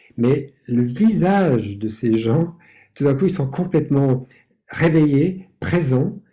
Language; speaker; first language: French; non-native, fluent; English